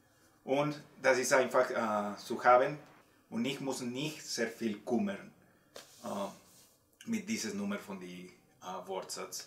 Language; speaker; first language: German; non-native, learner; Spanish